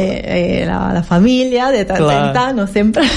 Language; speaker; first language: Catalan; non-native, fluent; Italian